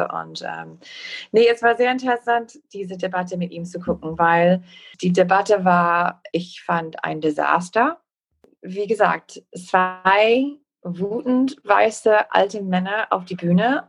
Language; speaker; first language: German; non-native, fluent; English